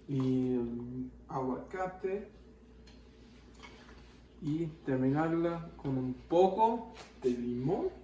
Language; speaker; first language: Spanish; non-native, learner; English